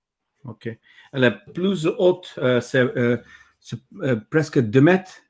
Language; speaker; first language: French; non-native, learner; English